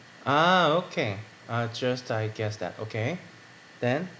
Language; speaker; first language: English; non-native, learner; Korean